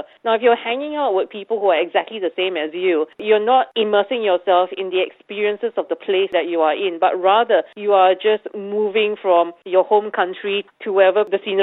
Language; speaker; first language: English; native; English